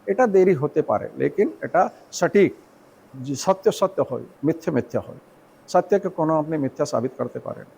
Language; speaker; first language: Bangla; non-native, local second language; Hindi